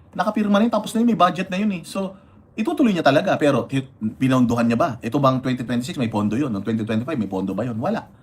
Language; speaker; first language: Filipino; non-native, local second language; Iloko